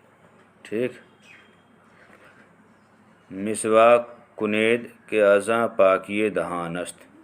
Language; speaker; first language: Persian; non-native, fluent; Urdu